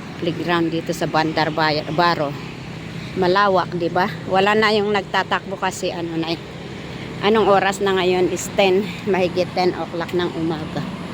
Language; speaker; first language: Filipino; non-native, local second language; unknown